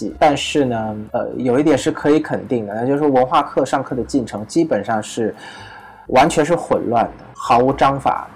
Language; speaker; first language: Chinese; non-native, fluent; Vietnamese